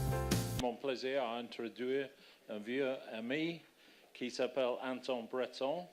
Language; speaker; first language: French; non-native, fluent; English